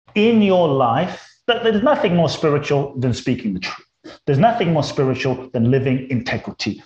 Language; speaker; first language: English; native; English